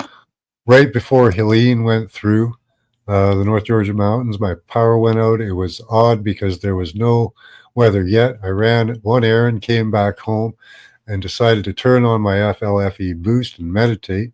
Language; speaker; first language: English; native; English